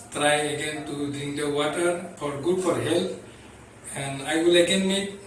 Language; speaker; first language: English; non-native, local second language; Assamese